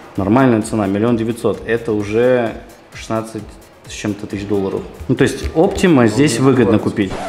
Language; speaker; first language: Russian; native; Russian